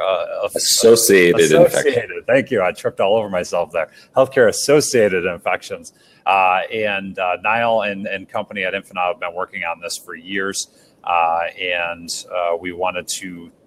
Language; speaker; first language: English; native; English